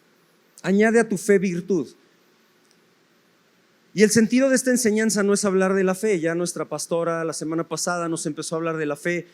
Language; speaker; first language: Spanish; native; Spanish